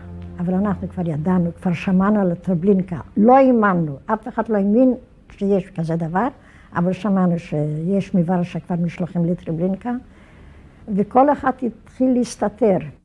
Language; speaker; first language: Hebrew; non-native, fluent; Polish